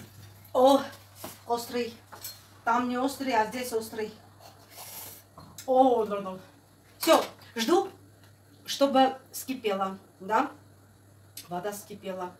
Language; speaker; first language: Russian; non-native, fluent; Armenian